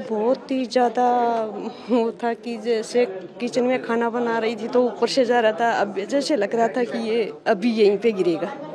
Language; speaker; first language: Hindi; native; Hindi